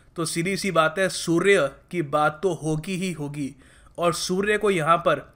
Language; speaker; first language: Hindi; native; Hindi